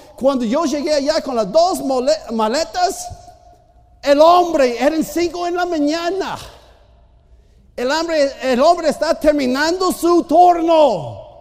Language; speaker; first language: Spanish; non-native, fluent; English